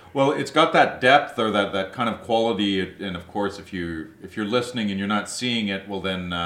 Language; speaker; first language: English; early bilingual, other home language; French